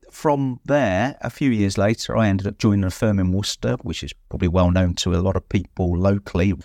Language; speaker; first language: English; native; English